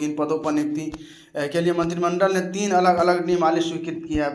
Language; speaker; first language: Hindi; native; Hindi